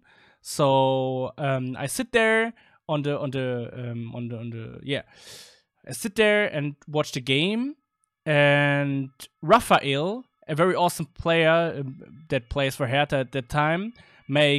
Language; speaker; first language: English; non-native, fluent; German